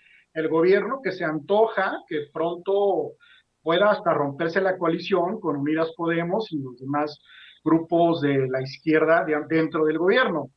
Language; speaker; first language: Spanish; native; Spanish